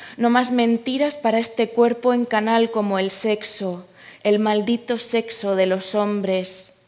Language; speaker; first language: Spanish; native; Spanish